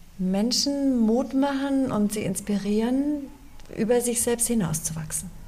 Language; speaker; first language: German; early bilingual, other home language; English